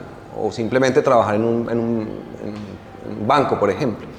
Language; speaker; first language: Spanish; native; Spanish